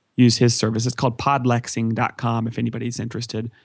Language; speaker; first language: English; native; English